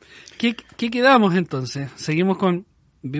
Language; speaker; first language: Spanish; native; Spanish